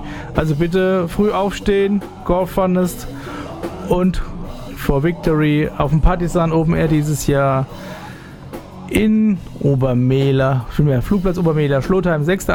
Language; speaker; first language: German; native; German